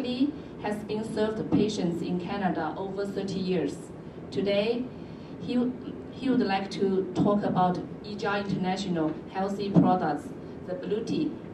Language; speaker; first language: English; non-native, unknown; Chinese